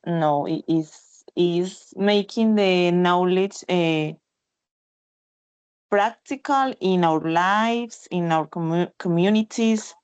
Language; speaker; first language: English; non-native, learner; Spanish